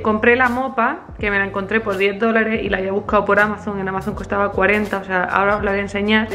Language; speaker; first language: Spanish; native; Spanish